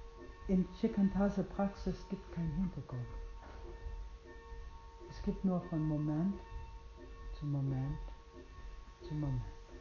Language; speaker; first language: German; non-native, fluent; English